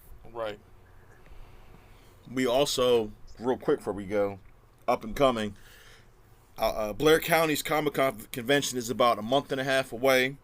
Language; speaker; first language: English; native; English